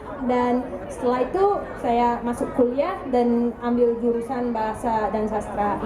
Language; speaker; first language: Indonesian; non-native, fluent; English